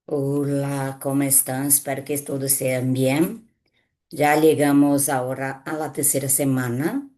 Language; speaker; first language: Spanish; non-native, fluent; Portuguese